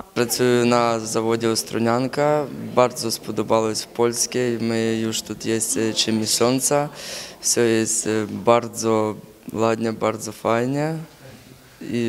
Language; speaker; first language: Polish; non-native, learner; Ukrainian